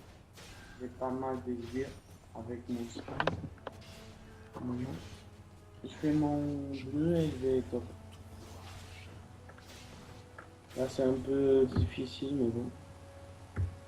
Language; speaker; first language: French; non-native, fluent; Portuguese